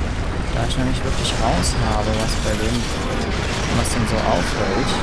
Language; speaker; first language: German; native; German